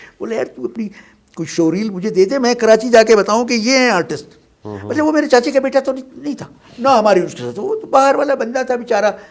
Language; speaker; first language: Urdu; non-native, local second language; Sindhi